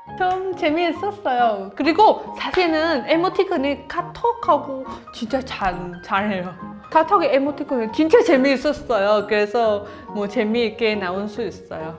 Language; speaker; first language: Korean; non-native, learner; Vietnamese